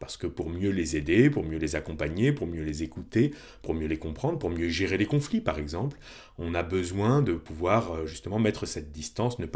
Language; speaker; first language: French; native; French